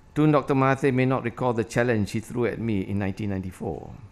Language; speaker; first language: English; non-native, local second language; Malay